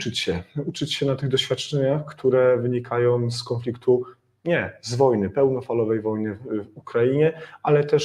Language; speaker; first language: Polish; native; Polish